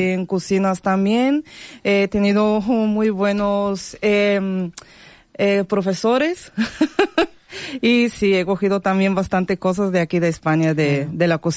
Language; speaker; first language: Spanish; non-native, fluent; Bulgarian